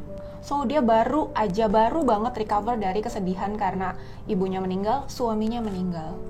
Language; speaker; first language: Indonesian; native; Indonesian